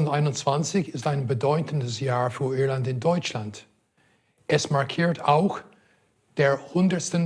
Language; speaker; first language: German; non-native, fluent; English